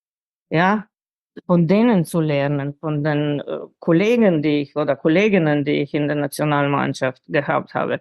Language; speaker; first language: German; non-native, fluent; Slovenian